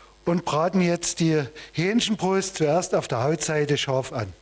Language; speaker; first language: German; native; German